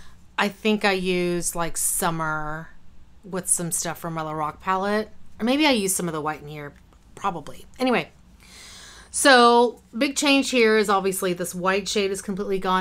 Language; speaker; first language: English; native; English